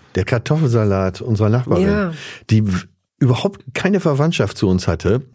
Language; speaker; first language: German; native; German